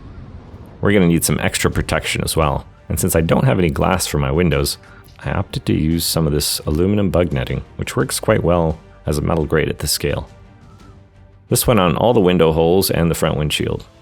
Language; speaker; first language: English; native; English